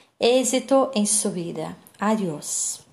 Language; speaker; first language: Spanish; non-native, fluent; Portuguese